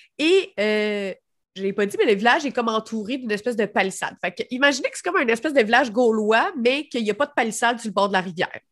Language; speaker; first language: French; native; French